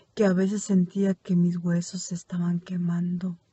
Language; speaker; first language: Spanish; early bilingual, heritage; Spanish